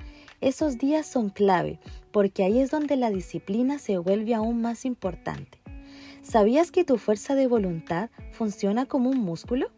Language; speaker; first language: Spanish; native; Spanish